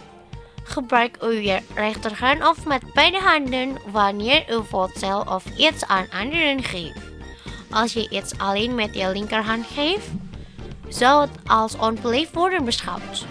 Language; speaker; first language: Dutch; non-native, fluent; Indonesian